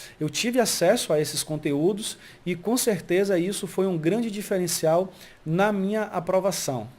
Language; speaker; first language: Portuguese; early bilingual, heritage; Portuguese